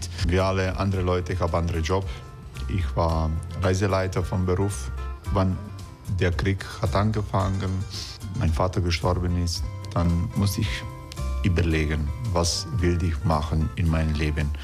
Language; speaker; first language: German; non-native, fluent; Croatian